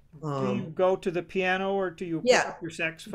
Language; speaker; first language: English; native; English